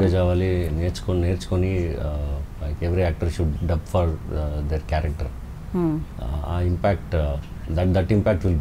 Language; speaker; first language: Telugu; non-native, learner; Kannada